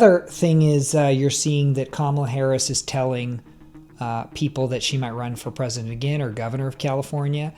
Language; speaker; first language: English; native; English